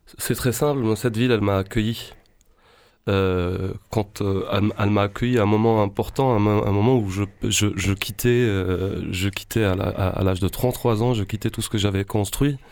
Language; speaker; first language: French; non-native, local second language; Arabic